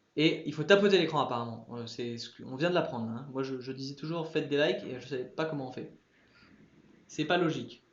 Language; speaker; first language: French; early bilingual, other home language; English